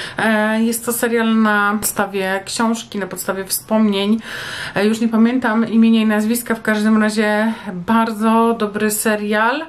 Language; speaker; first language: Polish; native; Polish